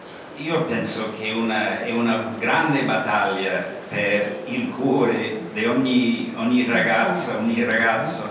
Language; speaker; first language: Italian; non-native, learner; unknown